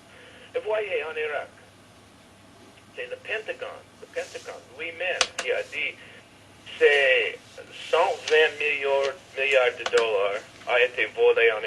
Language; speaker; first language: French; non-native, fluent; English